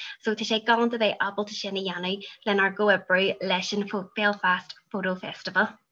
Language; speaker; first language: Irish; non-native, local second language; English